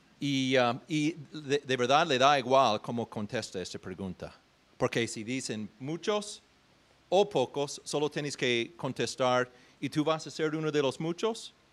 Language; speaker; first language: Spanish; non-native, fluent; English